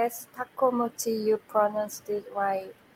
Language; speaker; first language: English; non-native, learner; Korean